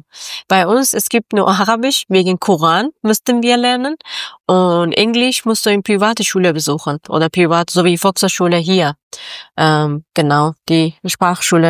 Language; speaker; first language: German; non-native, learner; Persian